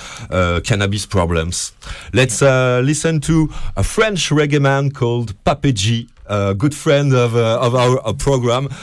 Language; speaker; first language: English; non-native, learner; French